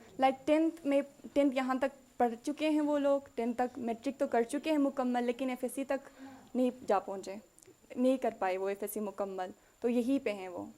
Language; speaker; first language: Urdu; non-native, local second language; Khowar